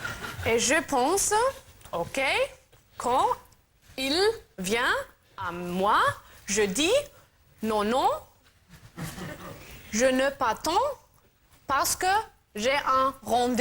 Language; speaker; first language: French; non-native, learner; German